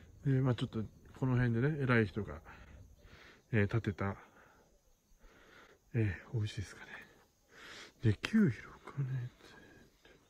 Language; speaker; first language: Japanese; native; Japanese